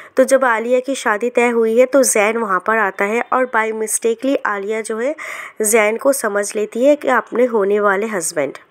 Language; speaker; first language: Hindi; non-native, local second language; Bangla